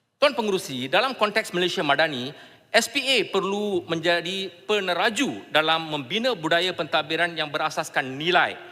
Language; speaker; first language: Malay; non-native, local second language; Tamil